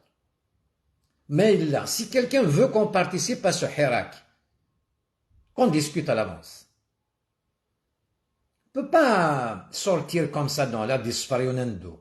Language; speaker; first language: French; non-native, local second language; Kabyle